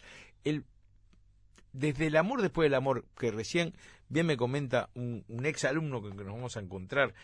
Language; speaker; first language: Spanish; native; Spanish